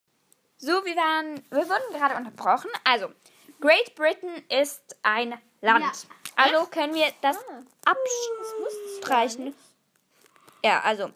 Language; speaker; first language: German; native; German